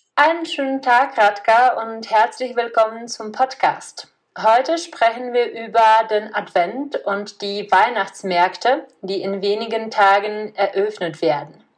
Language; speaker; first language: German; non-native, fluent; Czech